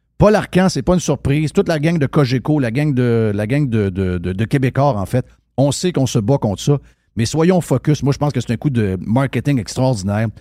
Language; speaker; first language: French; native; French